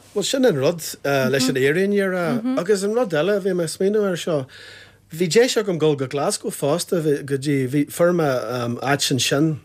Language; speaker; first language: Irish; non-native, local second language; English